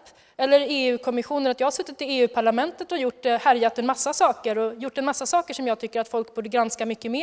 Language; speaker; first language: Swedish; native; Swedish